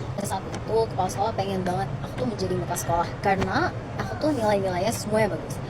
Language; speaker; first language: Indonesian; early bilingual, other home language; Arabic